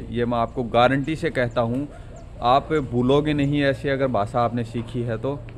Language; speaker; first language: Hindi; native; Hindi